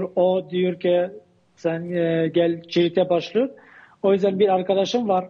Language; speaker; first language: Turkish; non-native, learner; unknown